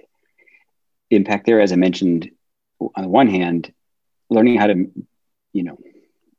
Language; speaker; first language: English; native; English